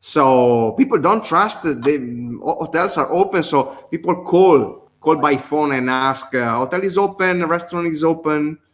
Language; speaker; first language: English; non-native, learner; Italian